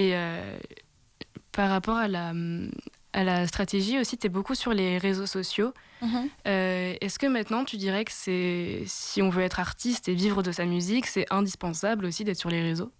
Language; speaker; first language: French; native; French